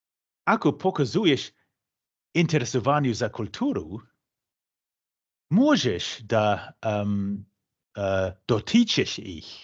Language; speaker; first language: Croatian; non-native, fluent; English